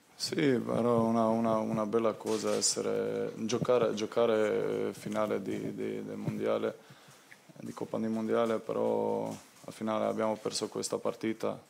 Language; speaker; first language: Italian; non-native, fluent; Croatian